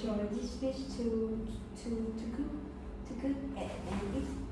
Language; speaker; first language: English; non-native, learner; Vietnamese